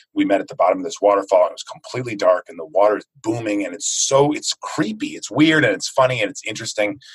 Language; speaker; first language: English; native; English